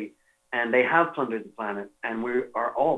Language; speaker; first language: English; native; English